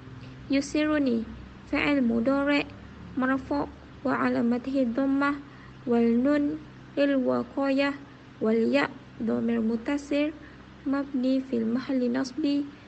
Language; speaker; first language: Arabic; non-native, learner; Malay